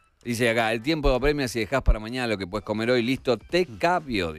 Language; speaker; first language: Spanish; native; Spanish